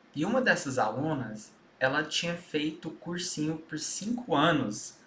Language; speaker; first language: Portuguese; early bilingual, heritage; Portuguese